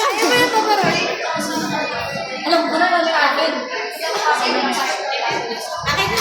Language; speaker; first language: Filipino; native; Filipino